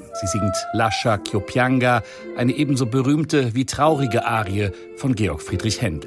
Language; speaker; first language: German; native; German